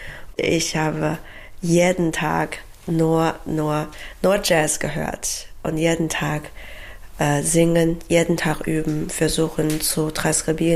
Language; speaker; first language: German; non-native, learner; Chinese